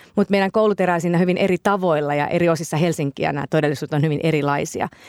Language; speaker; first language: Finnish; native; Finnish